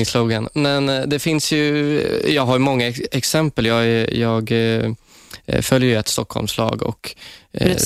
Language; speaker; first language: Swedish; native; Swedish